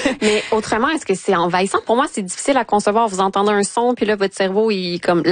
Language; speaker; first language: French; native; French